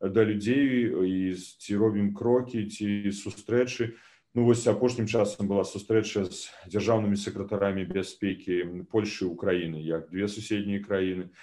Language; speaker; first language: Belarusian; native; Belarusian